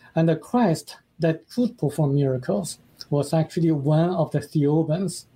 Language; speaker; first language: English; non-native, fluent; Chinese